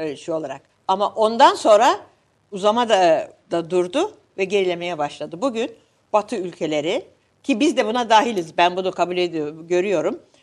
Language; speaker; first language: Turkish; native; Turkish